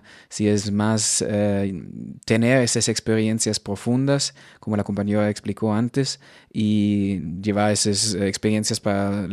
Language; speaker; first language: Portuguese; non-native, fluent; German